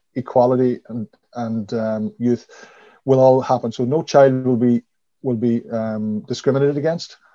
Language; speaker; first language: English; native; English